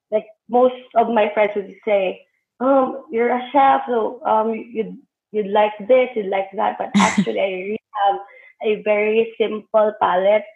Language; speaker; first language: English; non-native, local second language; Hiligaynon